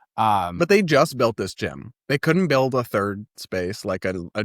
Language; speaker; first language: English; native; English